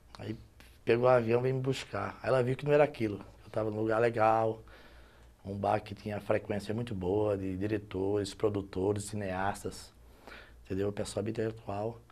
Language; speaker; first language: Portuguese; native; Portuguese